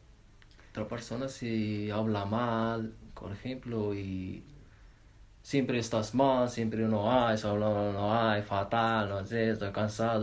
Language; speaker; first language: Spanish; non-native, learner; Arabic